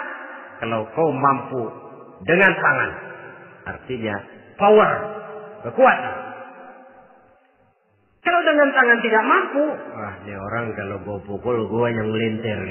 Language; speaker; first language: Indonesian; native; Indonesian